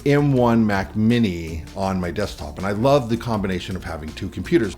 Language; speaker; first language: English; native; English